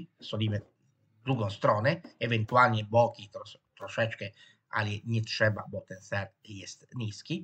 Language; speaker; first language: Polish; non-native, fluent; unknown